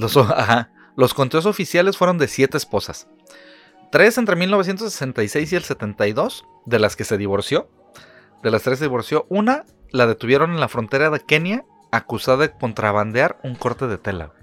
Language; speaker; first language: Spanish; native; Spanish